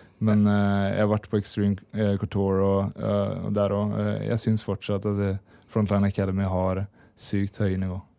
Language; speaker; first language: Norwegian; native; Norwegian